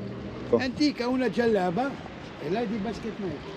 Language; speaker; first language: Italian; non-native, learner; Arabic